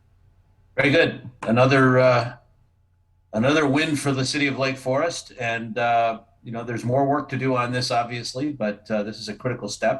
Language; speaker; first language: English; native; English